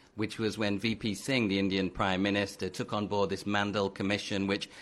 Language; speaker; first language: English; native; English